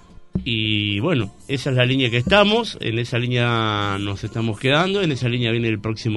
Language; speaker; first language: Spanish; native; Spanish